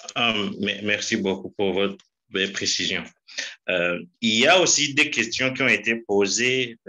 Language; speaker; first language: French; non-native, local second language; Rundi